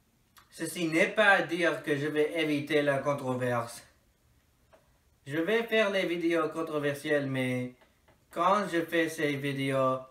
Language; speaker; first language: French; non-native, fluent; English